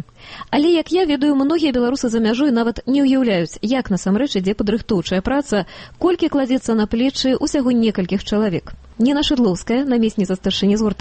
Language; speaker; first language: Belarusian; native; Belarusian